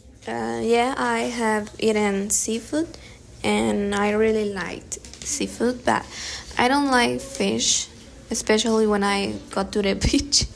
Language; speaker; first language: English; non-native, learner; Spanish